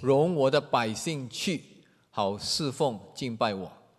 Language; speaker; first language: Chinese; native; Chinese